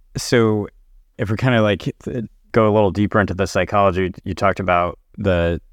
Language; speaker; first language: English; native; English